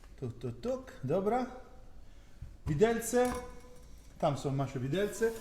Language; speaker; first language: Polish; non-native, learner; Italian